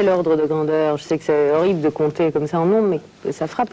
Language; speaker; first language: French; native; French